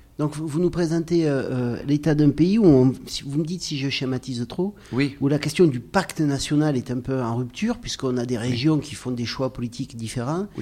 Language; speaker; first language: French; native; French